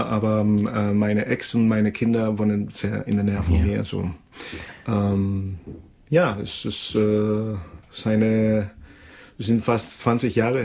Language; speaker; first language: German; non-native, fluent; Spanish